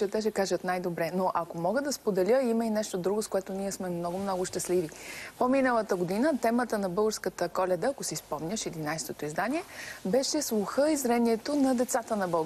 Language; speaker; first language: Bulgarian; native; Bulgarian